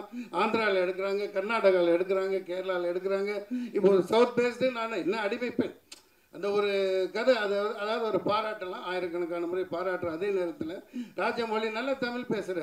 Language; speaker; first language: Tamil; native; Tamil